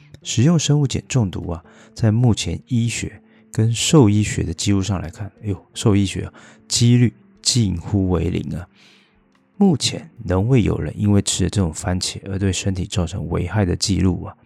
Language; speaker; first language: Chinese; native; Chinese